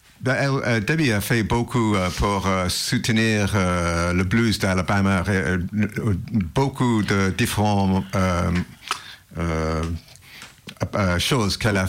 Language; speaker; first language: French; non-native, learner; English